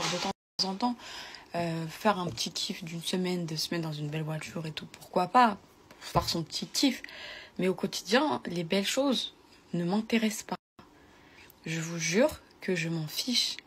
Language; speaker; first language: French; native; French